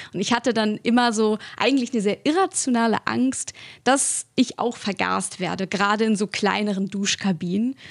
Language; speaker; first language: German; early bilingual, other home language; Russian